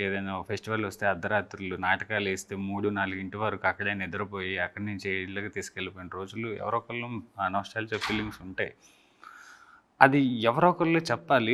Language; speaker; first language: Telugu; native; Telugu